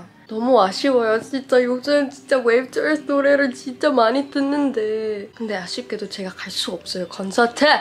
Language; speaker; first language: Korean; non-native, fluent; English